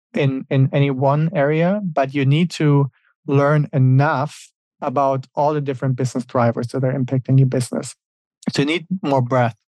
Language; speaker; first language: English; non-native, fluent; German